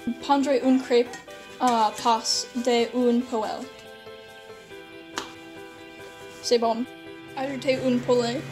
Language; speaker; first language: French; non-native, learner; English